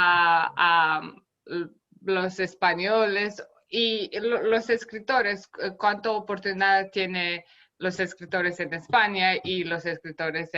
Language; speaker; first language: Spanish; non-native, fluent; Romanian